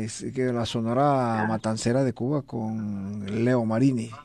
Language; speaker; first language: Spanish; native; Spanish